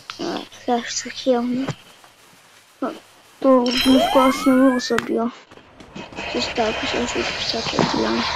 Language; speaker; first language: Bulgarian; native; Bulgarian